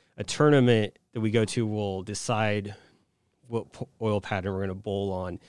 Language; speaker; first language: English; native; English